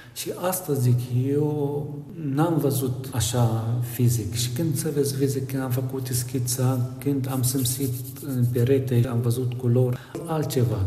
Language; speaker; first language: Romanian; non-native, fluent; Arabic